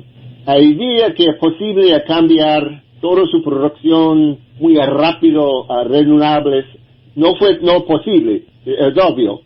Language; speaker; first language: Spanish; non-native, learner; English